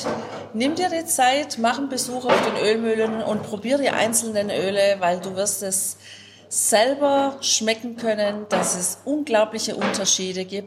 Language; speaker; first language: German; native; German